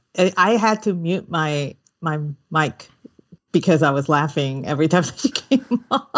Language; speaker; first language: English; early bilingual, other home language; Spanish